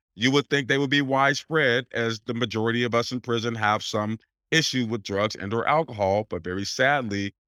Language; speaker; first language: English; native; English